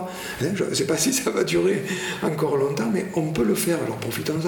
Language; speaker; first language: French; native; French